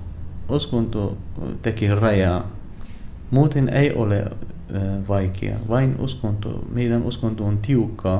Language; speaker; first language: Finnish; non-native, learner; Arabic